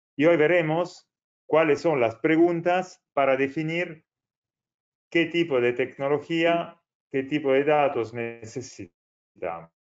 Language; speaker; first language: Spanish; non-native, fluent; Italian